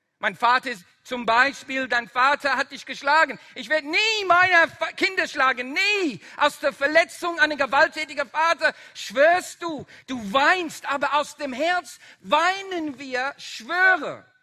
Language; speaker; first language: German; non-native, fluent; Dutch